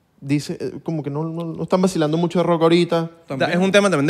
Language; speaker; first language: Spanish; native; Spanish